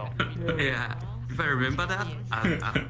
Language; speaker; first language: English; non-native, learner; Japanese